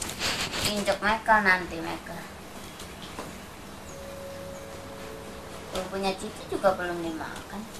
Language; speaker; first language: Indonesian; native; Indonesian